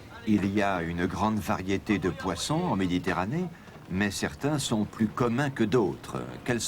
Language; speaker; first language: French; native; French